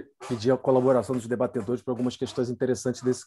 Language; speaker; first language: Portuguese; native; Portuguese